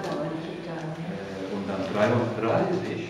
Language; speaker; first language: German; non-native, fluent; Turkish